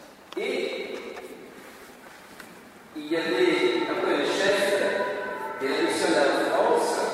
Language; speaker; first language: French; non-native, learner; Italian